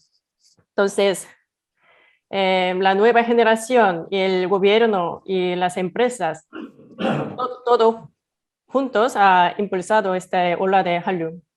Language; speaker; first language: Spanish; non-native, fluent; Korean